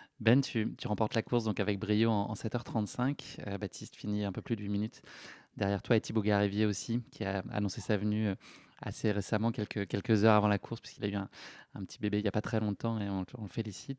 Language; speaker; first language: French; native; French